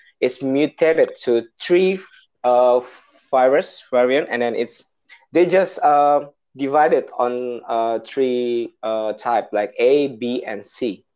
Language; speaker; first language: English; non-native, learner; Indonesian